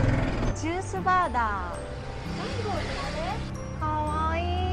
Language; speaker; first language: Japanese; native; Japanese